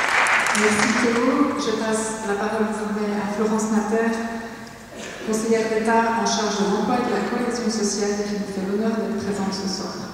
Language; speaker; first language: French; native; French